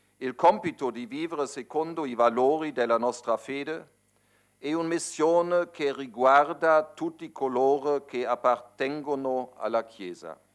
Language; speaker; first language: Italian; non-native, fluent; German